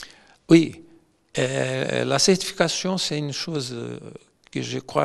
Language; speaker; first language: French; non-native, fluent; Portuguese